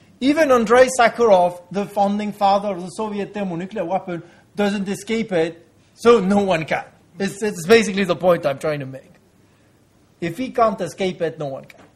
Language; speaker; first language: English; non-native, fluent; French